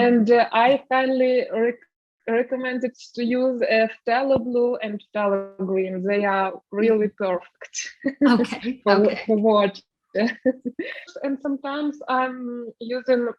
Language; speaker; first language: English; non-native, learner; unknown